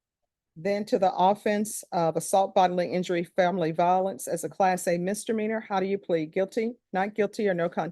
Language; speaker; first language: English; native; English